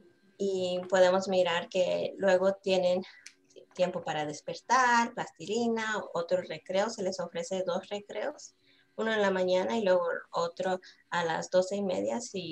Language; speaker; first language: Spanish; early bilingual, heritage; Spanish